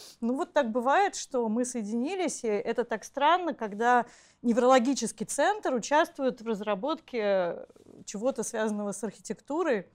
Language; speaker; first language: Russian; native; Russian